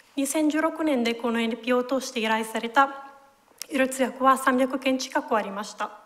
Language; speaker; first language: Japanese; non-native, fluent; Italian